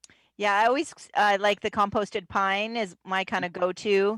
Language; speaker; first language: English; native; English